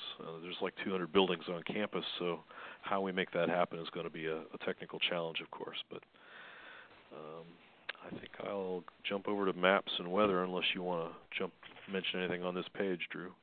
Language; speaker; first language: English; native; English